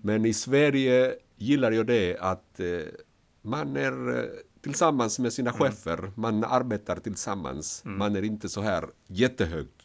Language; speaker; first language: Swedish; non-native, fluent; Spanish